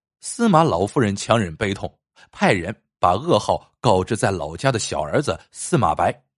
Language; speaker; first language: Chinese; native; Chinese